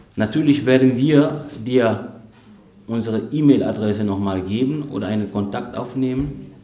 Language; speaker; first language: German; non-native, fluent; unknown